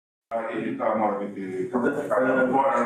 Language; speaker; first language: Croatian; non-native, learner; Slovenian